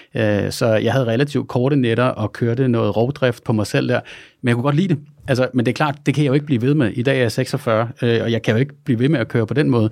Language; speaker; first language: Danish; native; Danish